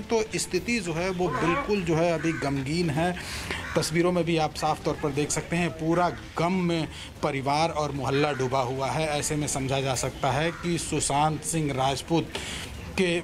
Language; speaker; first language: Hindi; native; Hindi